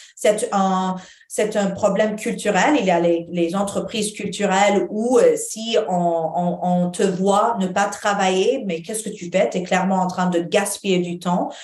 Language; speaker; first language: French; non-native, fluent; Arabic